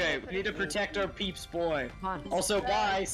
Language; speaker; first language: English; native; English